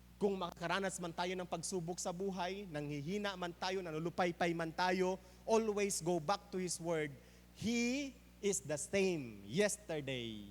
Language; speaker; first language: Filipino; native; Filipino